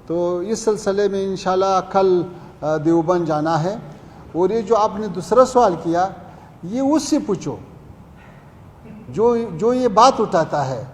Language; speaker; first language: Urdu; non-native, fluent; Pashto